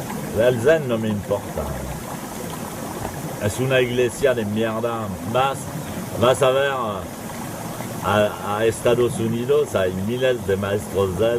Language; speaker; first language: Spanish; non-native, fluent; French